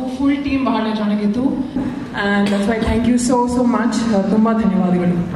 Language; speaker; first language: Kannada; non-native, learner; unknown